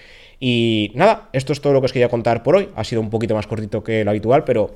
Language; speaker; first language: Spanish; native; Spanish